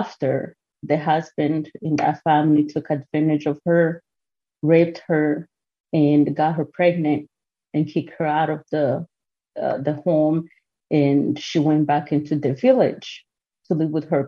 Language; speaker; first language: English; non-native, local second language; Kinyarwanda